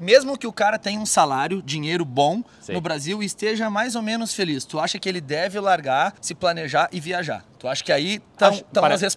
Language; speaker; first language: Portuguese; native; Portuguese